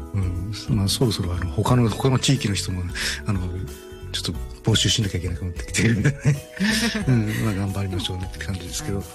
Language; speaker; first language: Japanese; native; Japanese